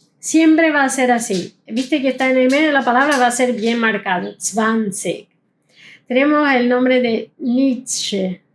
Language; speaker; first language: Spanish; non-native, fluent; German